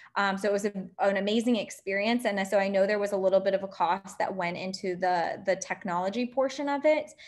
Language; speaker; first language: English; native; English